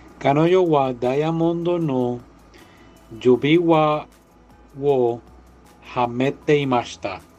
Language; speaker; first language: Japanese; non-native, learner; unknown